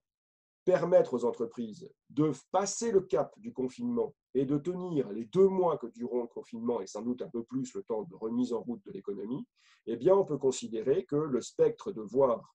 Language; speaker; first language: French; native; French